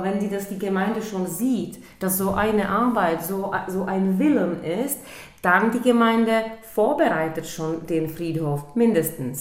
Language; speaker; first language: German; non-native, local second language; Czech